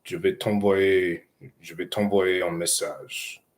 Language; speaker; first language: French; non-native, learner; English